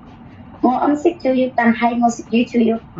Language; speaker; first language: Cantonese; non-native, learner; Indonesian